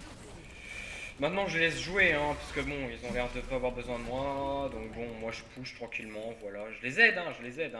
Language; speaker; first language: French; native; French